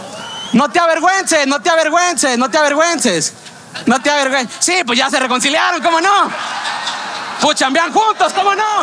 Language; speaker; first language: Spanish; native; Spanish